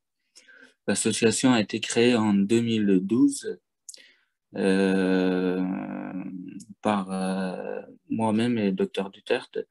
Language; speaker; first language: French; non-native, fluent; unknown